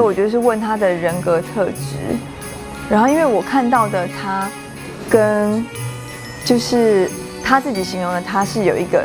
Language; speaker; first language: Chinese; native; Chinese